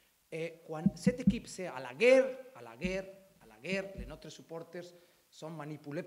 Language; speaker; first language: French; non-native, learner; Spanish